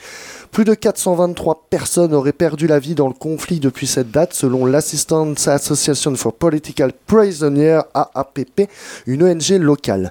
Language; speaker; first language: French; native; French